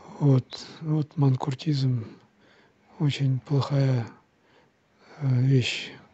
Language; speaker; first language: Russian; non-native, local second language; Kazakh